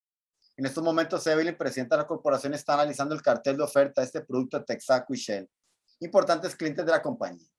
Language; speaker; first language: Spanish; native; Spanish